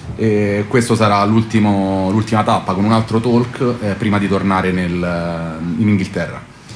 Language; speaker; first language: Italian; native; Italian